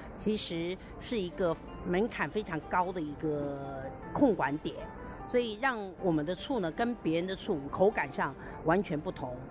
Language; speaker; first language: Chinese; native; Chinese